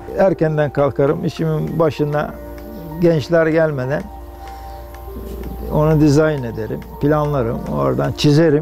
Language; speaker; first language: Turkish; native; Turkish